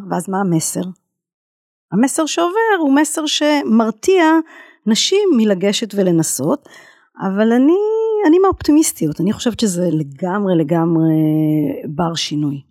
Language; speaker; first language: Hebrew; native; Hebrew